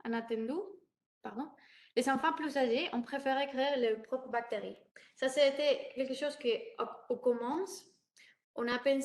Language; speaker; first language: French; non-native, learner; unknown